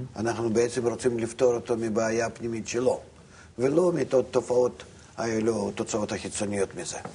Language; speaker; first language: Hebrew; non-native, fluent; Russian